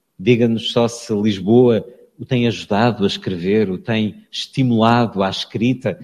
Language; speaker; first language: Portuguese; native; Portuguese